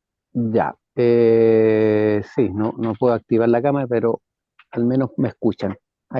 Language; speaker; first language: Spanish; native; Spanish